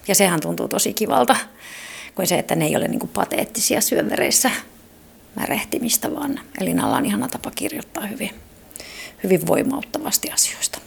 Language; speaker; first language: Finnish; native; Finnish